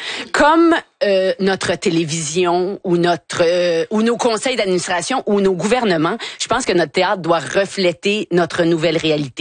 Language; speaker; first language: French; native; French